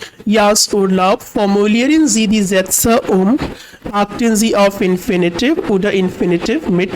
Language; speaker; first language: German; non-native, fluent; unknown